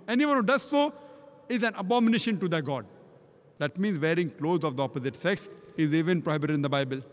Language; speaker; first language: English; non-native, local second language; Konkani